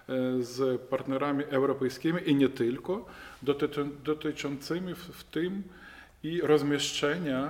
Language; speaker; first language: Polish; non-native, fluent; Ukrainian